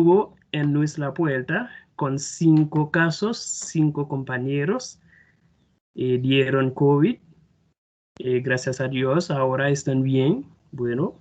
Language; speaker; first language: Spanish; non-native, fluent; Haitian Creole